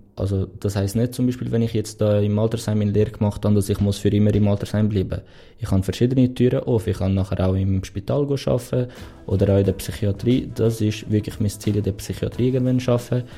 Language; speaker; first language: German; non-native, fluent; Portuguese